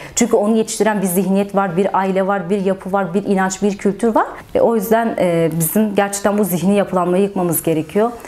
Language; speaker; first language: Turkish; native; Turkish